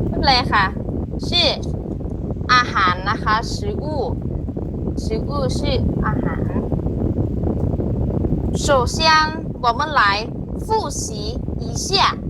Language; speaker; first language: Chinese; non-native, learner; Thai